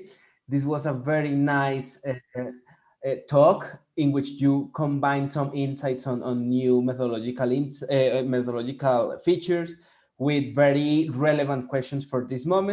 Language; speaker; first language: English; non-native, fluent; Spanish